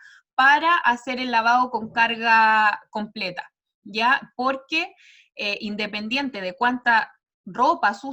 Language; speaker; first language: Spanish; native; Spanish